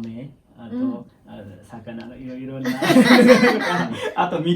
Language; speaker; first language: Japanese; non-native, learner; Manipuri